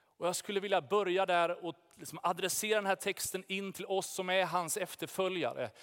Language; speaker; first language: Swedish; native; Swedish